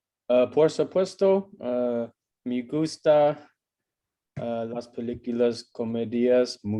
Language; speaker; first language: Spanish; non-native, learner; English